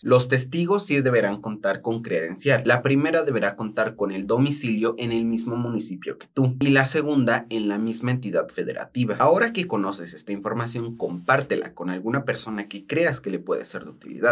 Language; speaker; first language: Spanish; native; Spanish